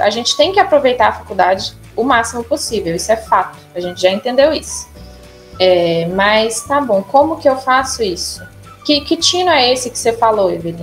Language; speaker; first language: Portuguese; native; Portuguese